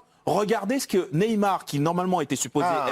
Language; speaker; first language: French; native; French